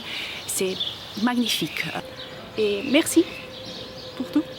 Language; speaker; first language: French; non-native, fluent; Portuguese